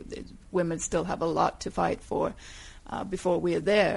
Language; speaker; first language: English; non-native, fluent; Danish